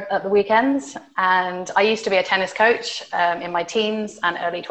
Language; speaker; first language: English; native; English